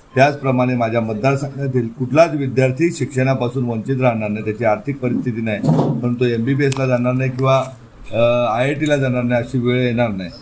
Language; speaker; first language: Marathi; native; Marathi